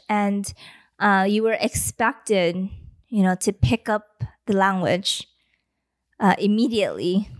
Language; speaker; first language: English; early bilingual, other home language; Vietnamese